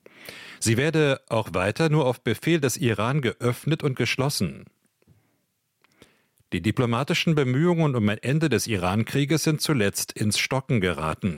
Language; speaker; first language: German; native; German